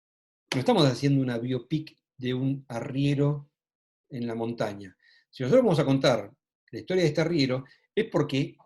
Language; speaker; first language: Spanish; native; Spanish